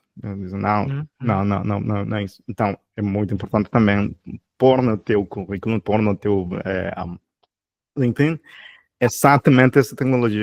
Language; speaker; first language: Portuguese; non-native, fluent; Spanish